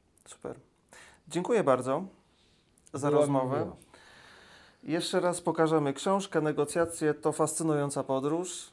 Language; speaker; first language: Polish; native; Polish